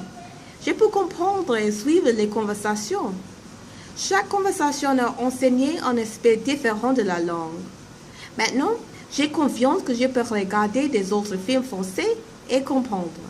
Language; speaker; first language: French; non-native, learner; English